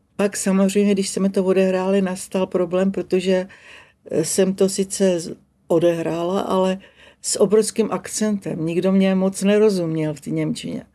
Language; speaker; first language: Czech; native; Czech